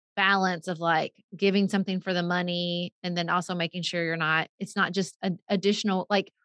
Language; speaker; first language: English; native; English